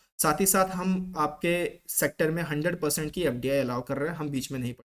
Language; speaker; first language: Hindi; native; Hindi